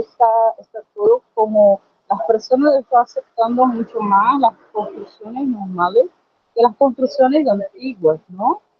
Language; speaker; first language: Spanish; non-native, learner; Portuguese